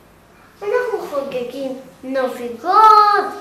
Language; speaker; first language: Hebrew; early bilingual, other home language; Russian